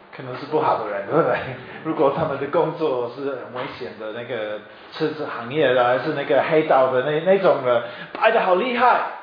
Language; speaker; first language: Chinese; non-native, fluent; English